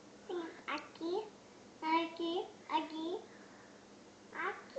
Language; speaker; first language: Portuguese; early bilingual, heritage; Portuguese